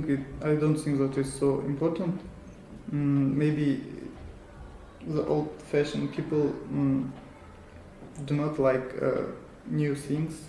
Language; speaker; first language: English; non-native, learner; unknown